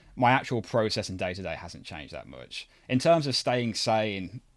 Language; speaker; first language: English; native; English